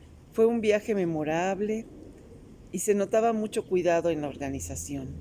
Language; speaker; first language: Spanish; native; Spanish